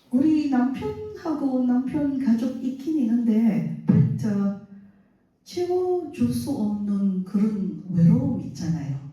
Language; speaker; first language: Korean; non-native, fluent; Filipino